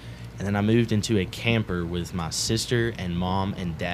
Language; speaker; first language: English; native; English